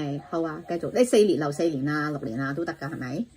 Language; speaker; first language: Cantonese; native; Cantonese